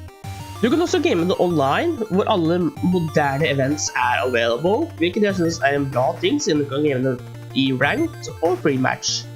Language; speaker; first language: Norwegian; native; Norwegian